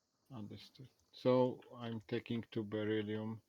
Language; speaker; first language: English; non-native, learner; Polish